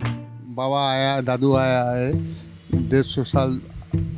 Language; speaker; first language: Hindi; non-native, local second language; Bangla